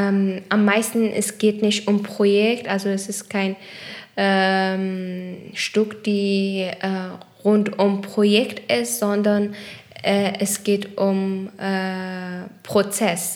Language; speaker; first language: German; non-native, learner; Persian